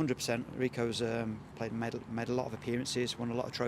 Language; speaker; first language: English; native; English